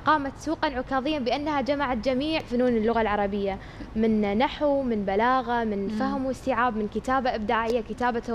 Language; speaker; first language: Arabic; native; Arabic